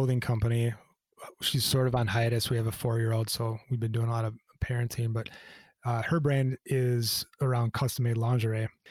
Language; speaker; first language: English; native; English